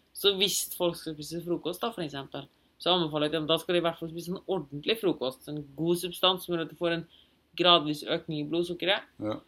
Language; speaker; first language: Norwegian; non-native, fluent; German